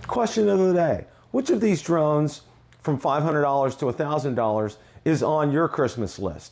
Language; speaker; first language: English; native; English